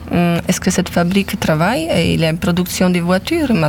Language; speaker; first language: French; non-native, learner; Polish